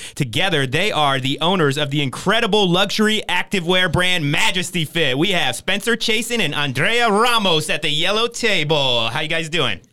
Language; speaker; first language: English; native; English